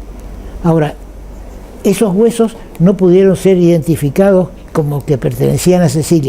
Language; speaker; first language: Spanish; native; Spanish